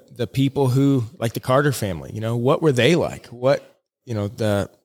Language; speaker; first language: English; native; English